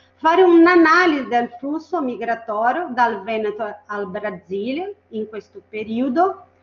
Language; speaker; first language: Italian; non-native, fluent; Portuguese